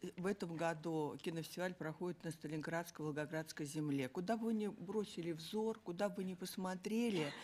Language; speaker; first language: Russian; native; Russian